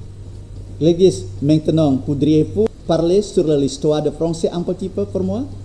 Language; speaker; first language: French; non-native, learner; Indonesian